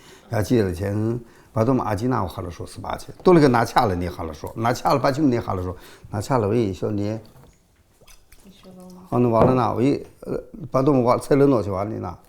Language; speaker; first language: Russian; non-native, learner; Chinese